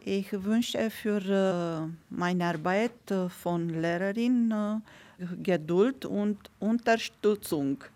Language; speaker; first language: German; non-native, learner; Romanian